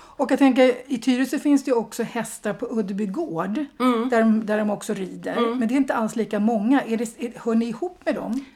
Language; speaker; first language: Swedish; native; Swedish